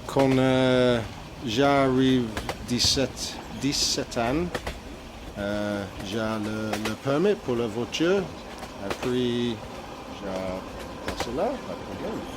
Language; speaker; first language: French; non-native, learner; English